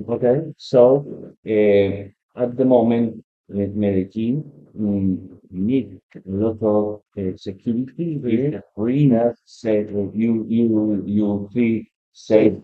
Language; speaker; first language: English; non-native, learner; Spanish